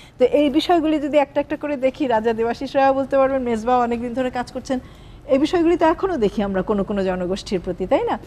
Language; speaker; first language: Bangla; native; Bangla